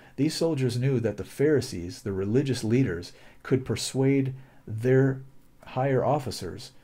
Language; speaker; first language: English; native; English